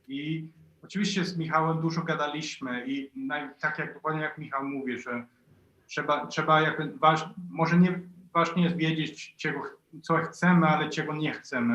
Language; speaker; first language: Polish; non-native, fluent; Swedish